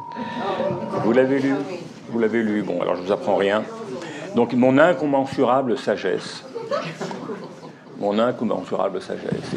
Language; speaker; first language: French; native; French